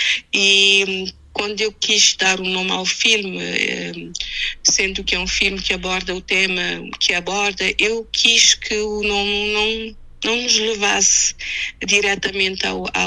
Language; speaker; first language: Portuguese; non-native, local second language; Kabuverdianu